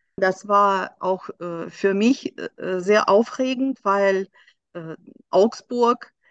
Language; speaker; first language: German; non-native, fluent; Russian